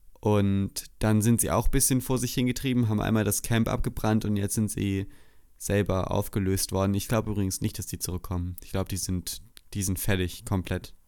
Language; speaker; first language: German; native; German